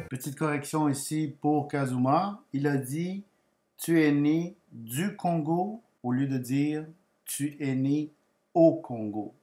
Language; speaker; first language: French; non-native, fluent; Spanish